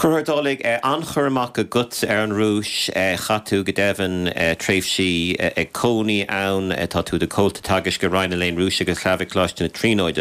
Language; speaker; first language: Irish; native; Irish